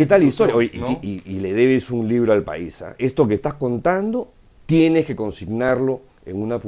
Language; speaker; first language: Spanish; native; Spanish